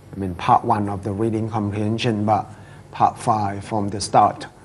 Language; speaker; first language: English; non-native, fluent; Thai